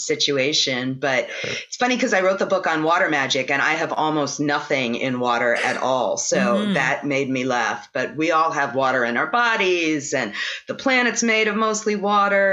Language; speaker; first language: English; native; English